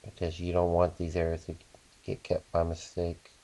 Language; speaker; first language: English; native; English